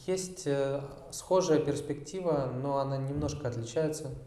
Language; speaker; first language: Russian; native; Russian